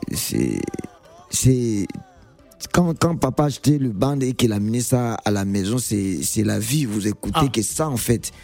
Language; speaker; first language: French; non-native, local second language; Lingala